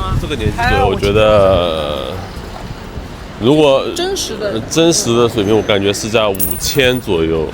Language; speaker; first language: Chinese; native; Chinese